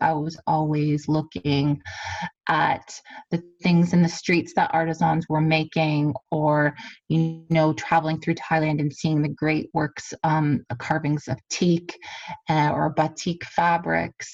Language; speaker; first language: English; native; English